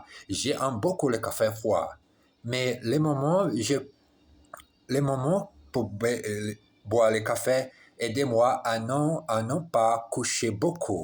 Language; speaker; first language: French; non-native, learner; Portuguese